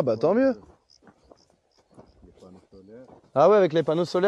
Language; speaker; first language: French; native; French